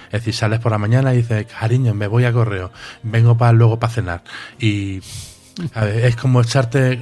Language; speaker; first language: Spanish; native; Spanish